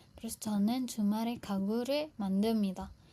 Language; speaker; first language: Korean; non-native, fluent; Indonesian